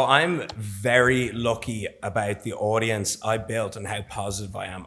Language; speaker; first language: English; native; English